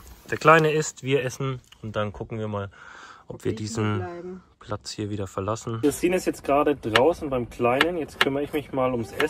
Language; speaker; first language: German; native; German